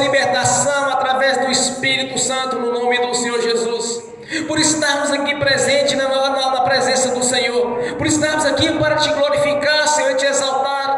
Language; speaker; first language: Portuguese; native; Portuguese